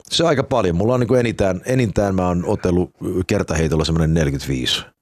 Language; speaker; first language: Finnish; early bilingual, heritage; Finnish